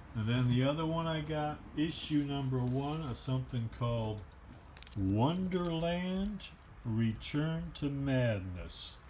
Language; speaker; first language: English; native; English